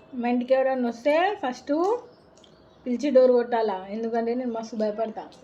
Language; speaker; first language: Telugu; non-native, local second language; Lambadi